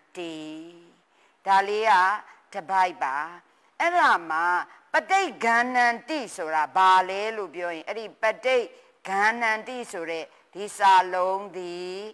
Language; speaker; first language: Burmese; native; Burmese